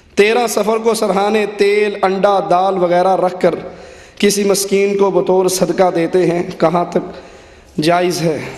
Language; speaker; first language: Urdu; non-native, local second language; Punjabi